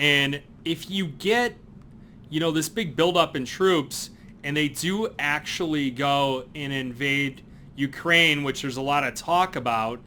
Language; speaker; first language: English; native; English